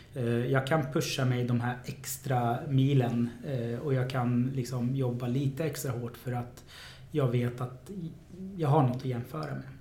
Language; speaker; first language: Swedish; early bilingual, other home language; Arabic